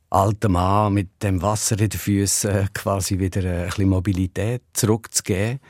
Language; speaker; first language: German; native; German